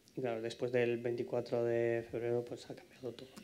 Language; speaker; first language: Spanish; non-native, fluent; Ukrainian